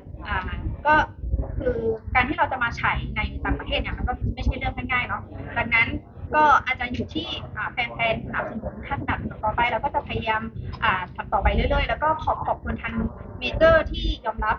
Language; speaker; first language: Thai; non-native, fluent; Burmese